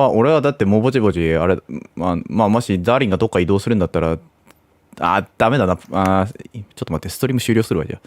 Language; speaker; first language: Japanese; native; Japanese